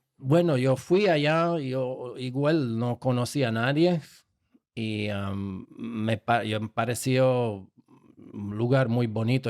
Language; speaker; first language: Spanish; non-native, fluent; Slovak